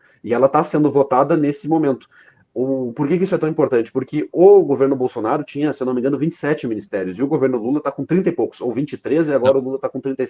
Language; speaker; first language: Portuguese; native; Portuguese